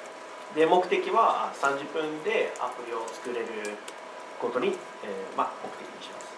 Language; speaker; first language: Japanese; non-native, learner; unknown